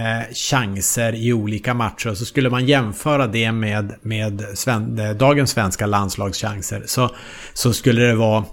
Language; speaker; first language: Swedish; native; Swedish